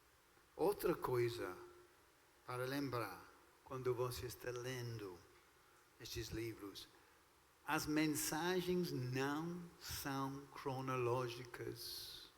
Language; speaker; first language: Portuguese; non-native, fluent; English